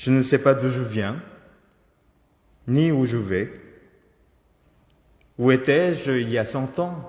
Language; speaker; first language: French; non-native, fluent; Korean